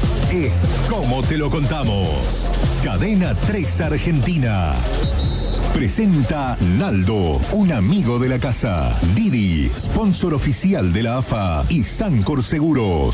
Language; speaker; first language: Spanish; native; Spanish